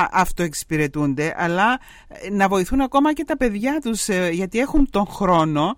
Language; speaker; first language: Greek; native; Greek